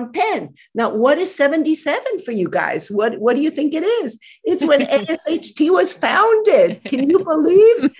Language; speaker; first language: English; non-native, fluent; Spanish